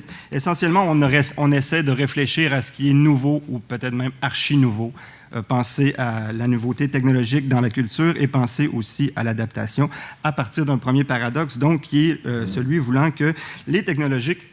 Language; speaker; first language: French; native; French